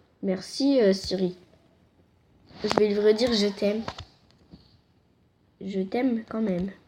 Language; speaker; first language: French; native; French